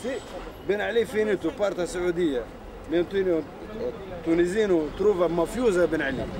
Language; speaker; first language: Italian; non-native, learner; Arabic